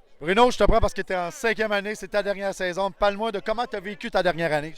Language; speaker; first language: French; native; French